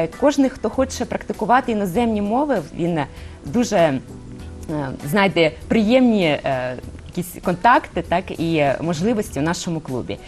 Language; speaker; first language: Ukrainian; non-native, local second language; Russian